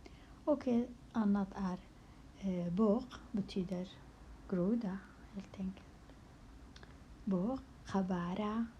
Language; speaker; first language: Swedish; non-native, local second language; Kurdish